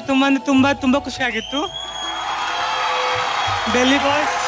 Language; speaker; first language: Kannada; native; Kannada